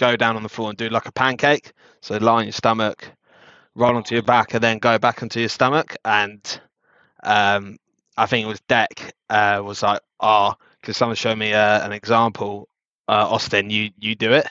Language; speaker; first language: English; native; English